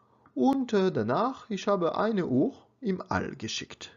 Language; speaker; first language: German; non-native, learner; French